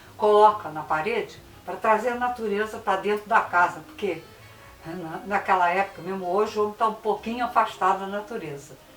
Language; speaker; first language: Portuguese; native; Portuguese